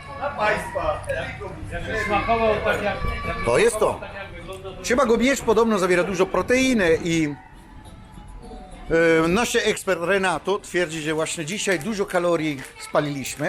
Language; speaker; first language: Polish; non-native, fluent; Italian